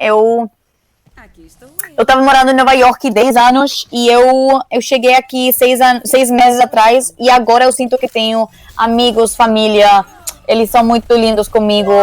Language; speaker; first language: Portuguese; non-native, learner; Spanish